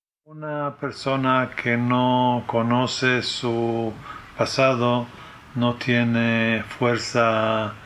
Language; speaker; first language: Spanish; early bilingual, heritage; French